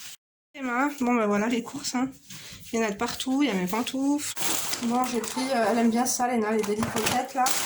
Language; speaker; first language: French; native; French